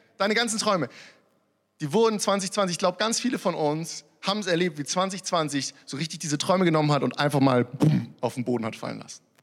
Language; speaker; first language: German; early bilingual, other home language; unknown